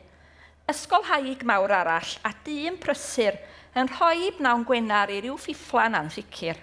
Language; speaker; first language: Welsh; native; Welsh